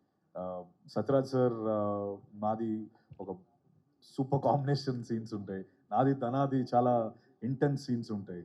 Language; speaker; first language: Telugu; native; Telugu